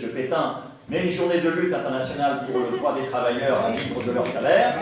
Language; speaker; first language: French; native; French